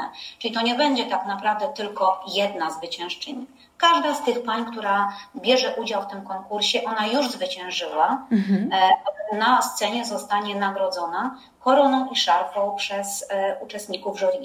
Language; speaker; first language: Polish; native; Polish